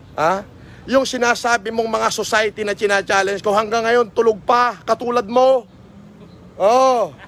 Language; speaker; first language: Filipino; native; Filipino